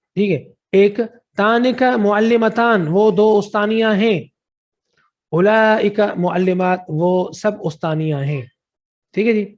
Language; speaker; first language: Urdu; non-native, local second language; Sindhi